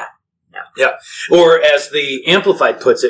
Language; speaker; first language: English; native; English